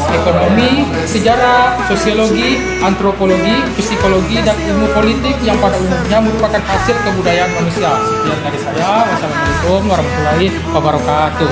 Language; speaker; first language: Indonesian; non-native, local second language; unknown